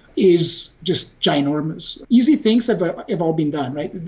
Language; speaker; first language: English; non-native, fluent; Italian